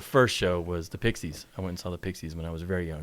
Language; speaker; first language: English; native; English